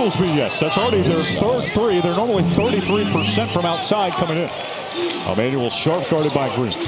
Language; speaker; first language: English; native; English